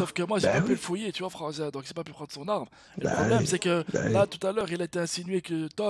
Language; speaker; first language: French; native; French